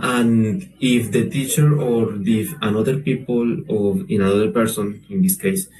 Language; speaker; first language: English; non-native, learner; Spanish